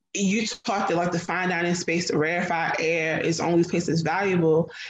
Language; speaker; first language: English; native; English